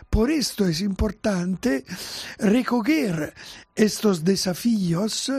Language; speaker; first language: Spanish; non-native, fluent; Italian